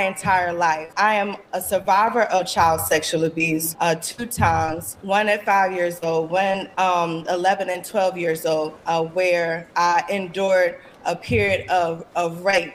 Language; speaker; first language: English; native; English